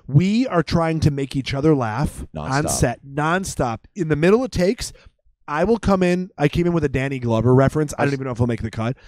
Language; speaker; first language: English; native; English